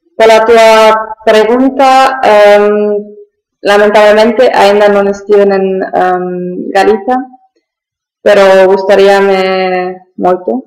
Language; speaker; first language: Galician; non-native, learner; German